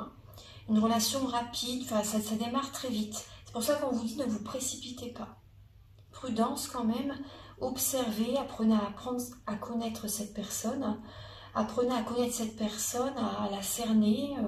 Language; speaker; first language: French; native; French